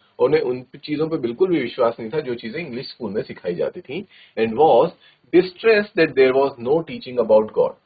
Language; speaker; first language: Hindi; native; Hindi